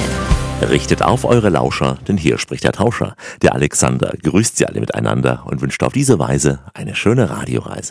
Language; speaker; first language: German; native; German